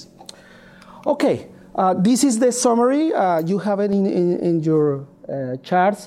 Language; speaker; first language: English; non-native, learner; Spanish